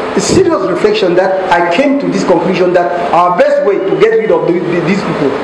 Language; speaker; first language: English; non-native, local second language; French